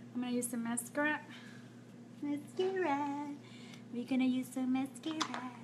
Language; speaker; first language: English; non-native, fluent; Spanish